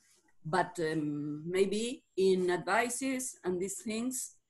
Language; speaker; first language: English; non-native, learner; Spanish